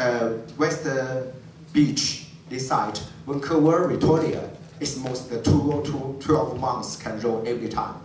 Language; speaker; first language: English; non-native, learner; Chinese